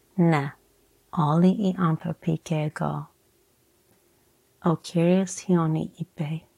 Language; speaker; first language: Greek; non-native, learner; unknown